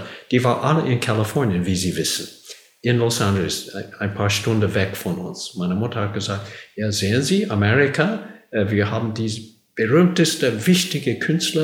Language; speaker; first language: German; non-native, learner; English